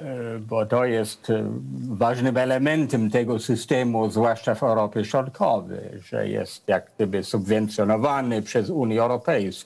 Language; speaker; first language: Polish; non-native, fluent; English